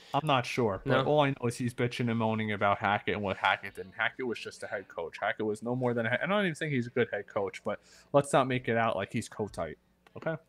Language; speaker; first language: English; native; English